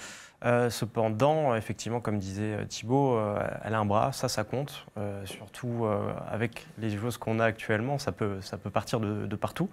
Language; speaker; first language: French; native; French